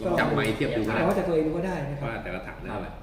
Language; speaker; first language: Thai; native; Thai